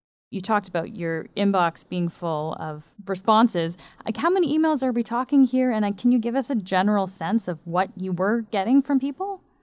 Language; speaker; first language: English; native; English